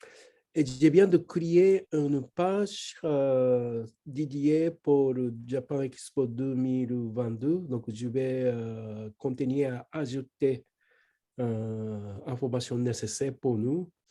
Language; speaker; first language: French; non-native, learner; Japanese